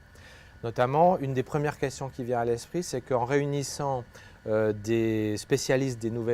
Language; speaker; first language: French; native; French